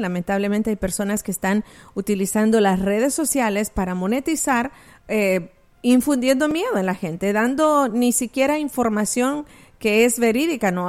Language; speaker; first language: Spanish; native; Spanish